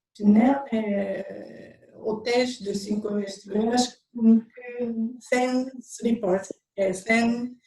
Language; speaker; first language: Portuguese; non-native, learner; Japanese